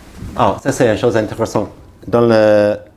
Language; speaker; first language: French; non-native, learner; English